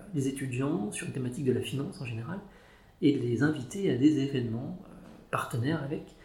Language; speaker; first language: French; native; French